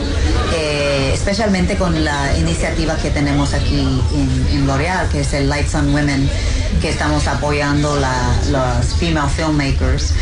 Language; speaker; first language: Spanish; early bilingual, heritage; English